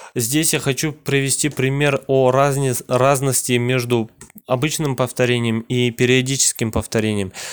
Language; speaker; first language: Russian; non-native, local second language; Kazakh